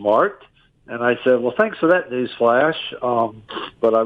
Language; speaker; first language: English; native; English